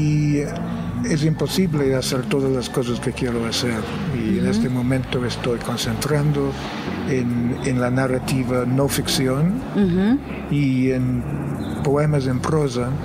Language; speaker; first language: Spanish; non-native, fluent; English